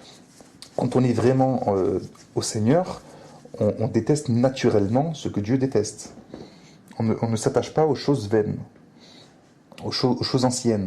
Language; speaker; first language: French; native; French